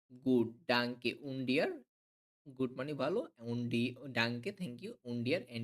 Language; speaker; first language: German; non-native, fluent; Bangla